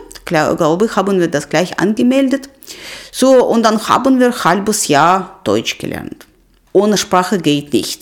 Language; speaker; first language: German; non-native, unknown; Russian